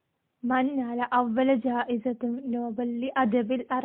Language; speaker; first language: Arabic; non-native, learner; Malayalam